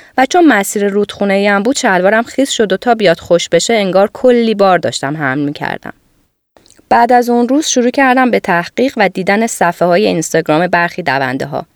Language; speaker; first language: Persian; native; Persian